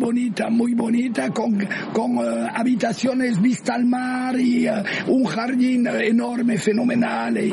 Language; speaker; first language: Spanish; non-native, fluent; French